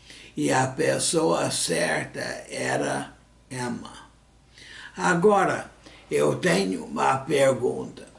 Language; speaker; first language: Portuguese; non-native, fluent; English